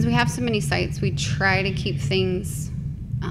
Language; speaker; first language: English; native; English